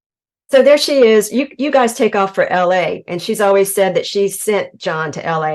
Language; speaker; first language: English; native; English